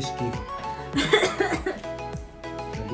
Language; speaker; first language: Italian; non-native, learner; Filipino